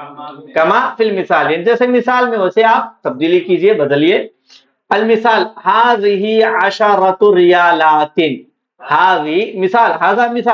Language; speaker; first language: Arabic; non-native, fluent; Urdu